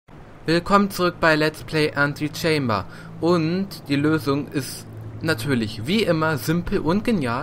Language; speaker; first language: German; native; German